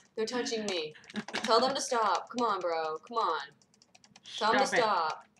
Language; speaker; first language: English; native; English